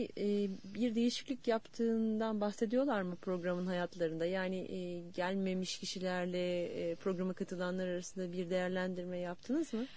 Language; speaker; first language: Turkish; native; Turkish